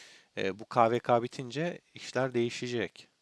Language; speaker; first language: Turkish; native; Turkish